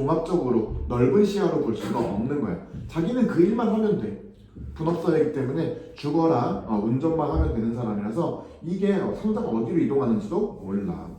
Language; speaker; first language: Korean; native; Korean